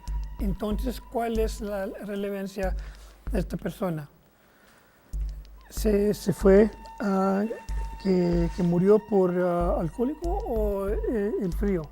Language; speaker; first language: Spanish; non-native, fluent; English